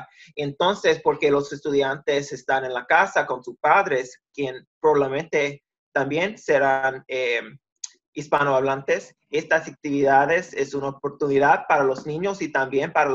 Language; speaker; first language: Spanish; early bilingual, heritage; Spanish